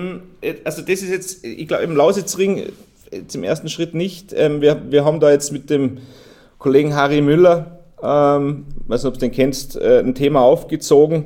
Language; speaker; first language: German; native; German